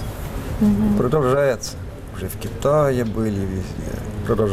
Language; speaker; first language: Russian; non-native, fluent; Estonian